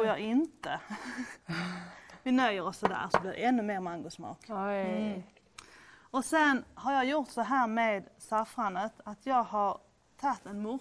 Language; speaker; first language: Swedish; native; Swedish